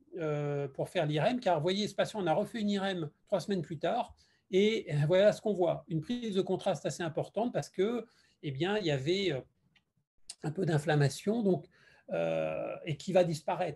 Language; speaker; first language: French; native; French